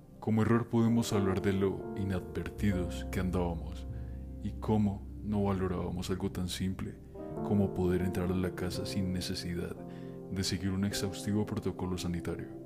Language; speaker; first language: Spanish; native; Spanish